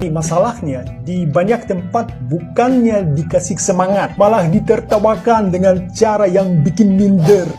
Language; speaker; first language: Indonesian; non-native, fluent; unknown